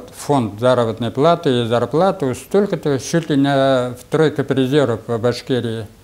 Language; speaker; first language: Russian; non-native, local second language; Bashkir